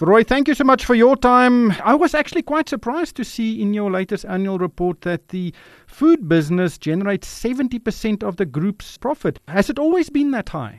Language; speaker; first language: English; non-native, local second language; Afrikaans